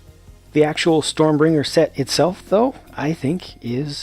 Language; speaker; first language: English; native; English